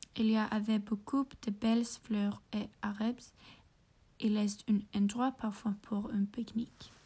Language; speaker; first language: French; non-native, learner; English